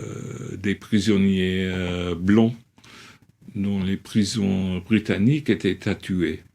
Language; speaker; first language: French; non-native, fluent; English